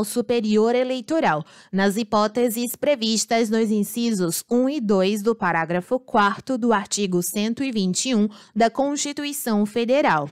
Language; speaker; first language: Portuguese; native; Portuguese